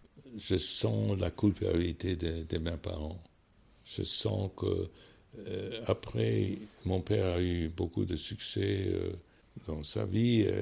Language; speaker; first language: French; non-native, fluent; English